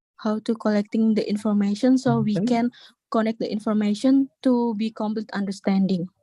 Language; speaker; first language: English; non-native, learner; Indonesian